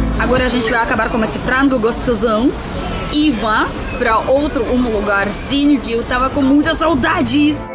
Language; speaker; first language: Portuguese; non-native, learner; Russian